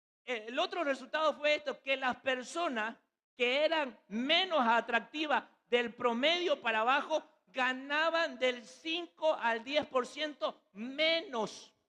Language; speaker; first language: Spanish; native; Spanish